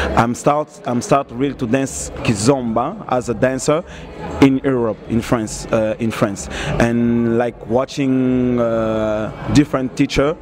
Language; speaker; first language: English; non-native, learner; Portuguese